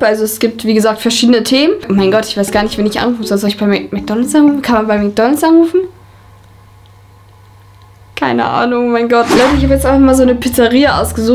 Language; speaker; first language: German; native; German